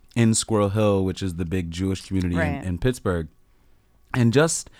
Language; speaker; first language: English; native; English